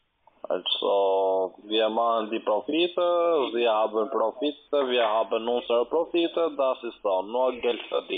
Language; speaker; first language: German; non-native, learner; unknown